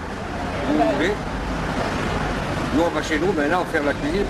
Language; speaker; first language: French; native; French